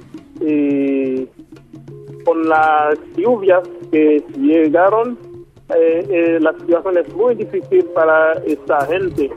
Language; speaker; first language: Spanish; non-native, local second language; Haitian Creole